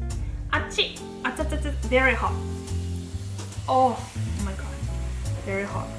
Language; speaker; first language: English; non-native, learner; Japanese